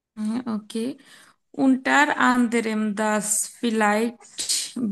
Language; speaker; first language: German; non-native, learner; Bangla